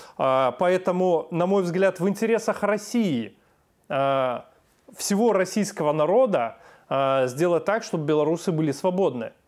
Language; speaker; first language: Russian; native; Russian